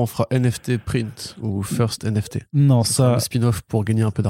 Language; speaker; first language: French; native; French